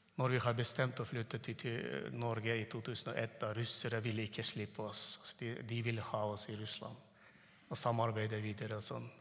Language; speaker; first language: Norwegian; non-native, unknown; Turkmen